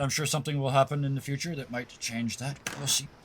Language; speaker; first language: English; native; English